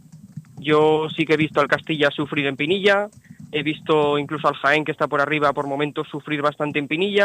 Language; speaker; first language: Spanish; native; Spanish